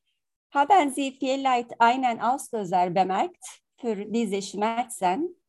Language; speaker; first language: German; non-native, learner; Turkish